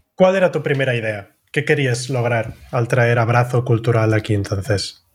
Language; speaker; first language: Spanish; non-native, local second language; Catalan